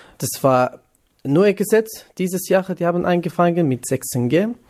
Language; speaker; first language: German; non-native, learner; Kurdish